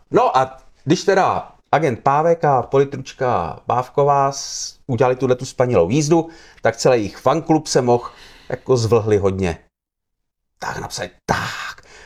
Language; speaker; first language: Czech; native; Czech